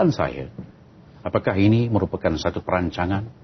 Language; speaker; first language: Malay; native; Malay